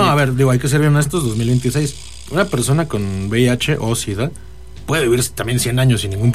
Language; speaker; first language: Spanish; native; Spanish